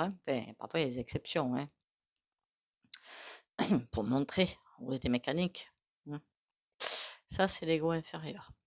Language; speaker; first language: French; native; French